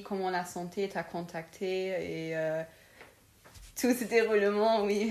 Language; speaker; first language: French; non-native, local second language; Luxembourgish